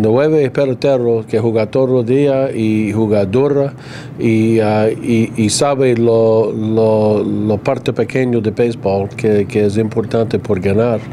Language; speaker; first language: Spanish; non-native, learner; English